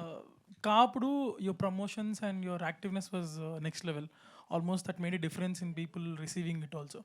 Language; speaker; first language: Telugu; native; Telugu